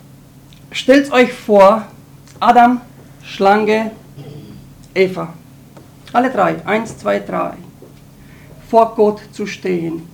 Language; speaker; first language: German; non-native, fluent; Romanian